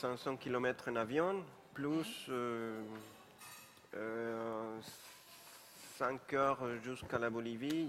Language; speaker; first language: French; non-native, fluent; Spanish